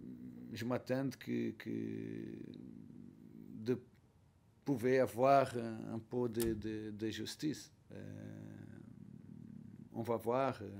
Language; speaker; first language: French; non-native, learner; Portuguese